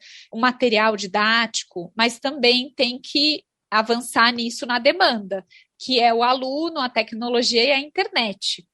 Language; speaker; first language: Portuguese; native; Portuguese